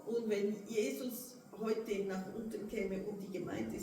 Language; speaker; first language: German; non-native, fluent; Portuguese